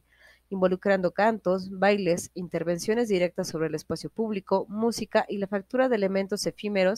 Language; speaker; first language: Spanish; native; Spanish